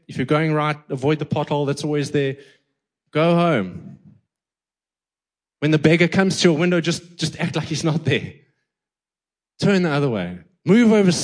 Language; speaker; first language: English; native; English